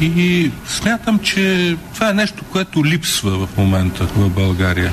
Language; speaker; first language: Bulgarian; native; Bulgarian